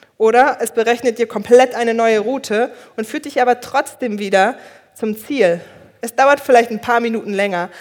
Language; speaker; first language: German; early bilingual, other home language; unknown